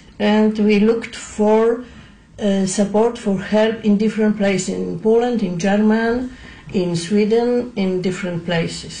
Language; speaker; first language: English; non-native, learner; Polish